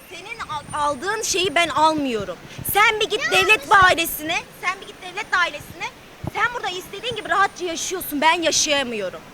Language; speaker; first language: Turkish; native; Turkish